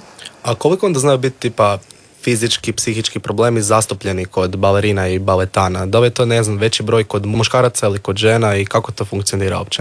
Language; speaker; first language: Serbian; native; Serbian